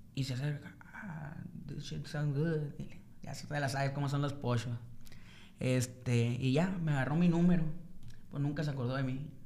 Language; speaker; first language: Spanish; native; Spanish